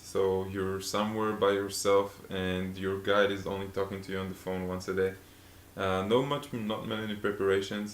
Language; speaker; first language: English; non-native, fluent; Hebrew